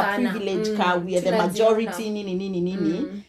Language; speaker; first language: English; non-native, local second language; Kikuyu